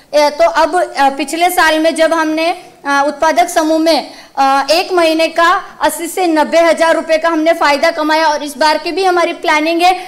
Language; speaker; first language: Hindi; native; Hindi